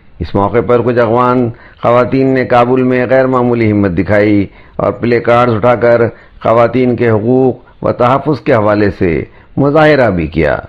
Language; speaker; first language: Urdu; native; Urdu